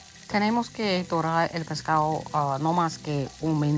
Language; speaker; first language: Spanish; early bilingual, heritage; English